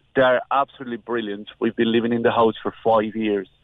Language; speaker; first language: English; non-native, fluent; Spanish